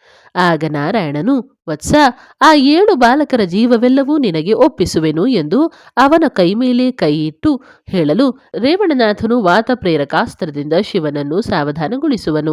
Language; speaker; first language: Kannada; native; Kannada